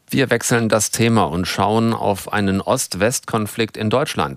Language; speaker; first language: German; native; German